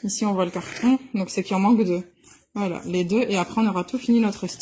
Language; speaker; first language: French; native; French